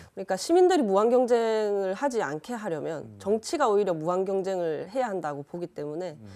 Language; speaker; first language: Korean; native; Korean